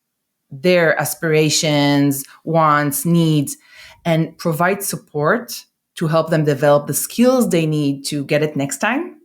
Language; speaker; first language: English; non-native, fluent; Hebrew